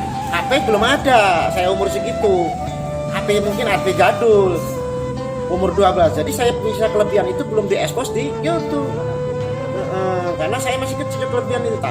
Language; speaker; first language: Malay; non-native, local second language; Javanese